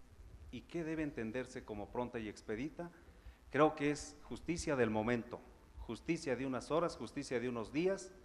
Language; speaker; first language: Spanish; native; Spanish